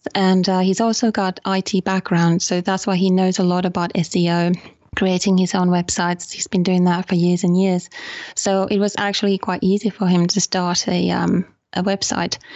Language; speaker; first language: English; non-native, fluent; Finnish